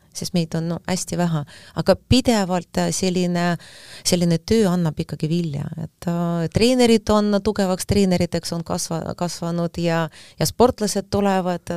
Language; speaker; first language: Estonian; non-native, fluent; Russian